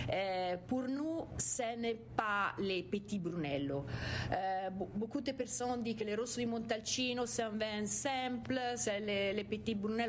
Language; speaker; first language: French; non-native, fluent; Italian